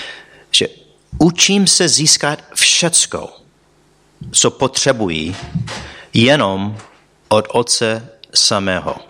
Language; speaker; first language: Czech; non-native, fluent; English